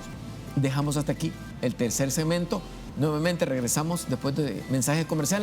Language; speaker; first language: Spanish; native; Spanish